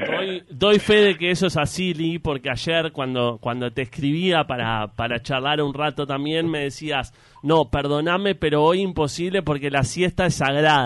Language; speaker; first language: Spanish; native; Spanish